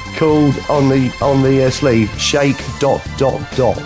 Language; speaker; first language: English; native; English